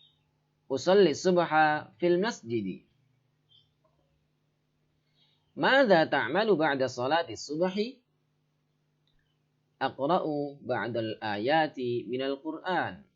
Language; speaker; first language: Arabic; non-native, fluent; Indonesian